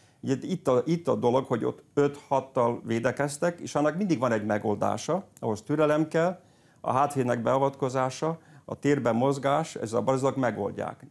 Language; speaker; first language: Hungarian; early bilingual, heritage; Hungarian